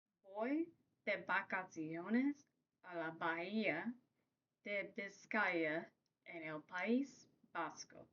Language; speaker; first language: Spanish; non-native, learner; English